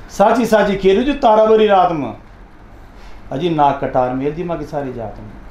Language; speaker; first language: Hindi; native; Hindi